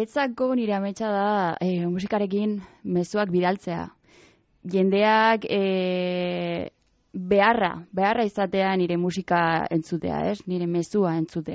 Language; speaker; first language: Basque; non-native, local second language; Spanish